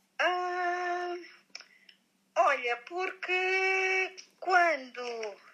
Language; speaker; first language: Portuguese; native; Portuguese